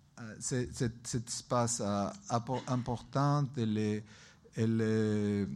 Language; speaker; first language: French; non-native, learner; Spanish